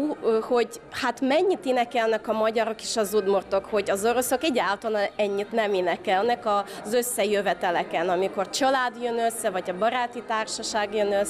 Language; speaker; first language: Hungarian; non-native, fluent; Udmurt